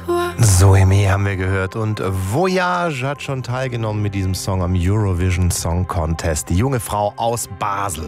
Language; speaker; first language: German; native; German